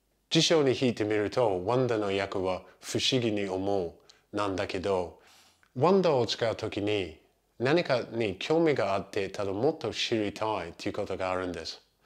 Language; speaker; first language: Japanese; non-native, fluent; English